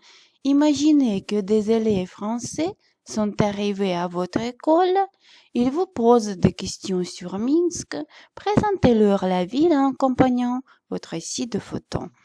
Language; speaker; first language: French; non-native, fluent; Russian